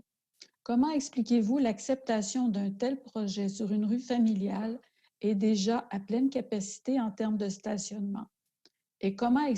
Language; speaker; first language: French; native; French